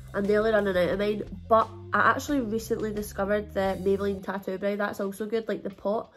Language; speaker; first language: English; native; English